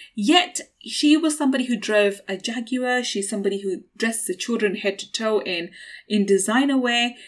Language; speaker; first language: English; native; English